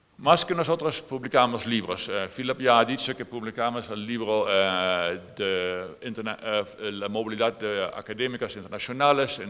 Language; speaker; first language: Spanish; non-native, fluent; Dutch